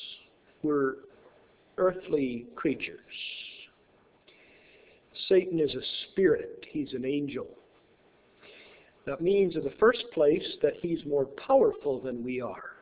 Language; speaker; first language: English; native; English